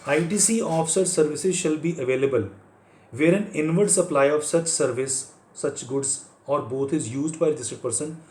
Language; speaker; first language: English; non-native, local second language; Punjabi